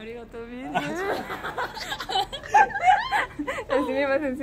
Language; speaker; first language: Korean; non-native, fluent; French